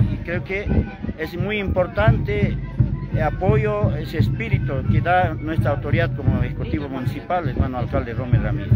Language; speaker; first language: Spanish; non-native, local second language; Aymara